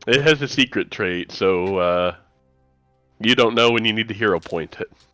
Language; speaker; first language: English; native; English